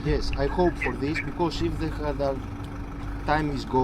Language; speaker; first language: English; non-native, learner; Greek